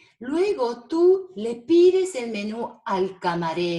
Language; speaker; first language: Spanish; non-native, fluent; Korean